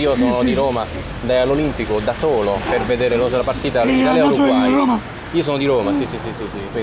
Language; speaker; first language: Italian; native; Italian